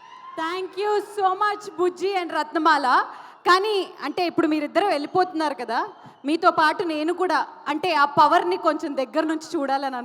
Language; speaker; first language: Telugu; native; Telugu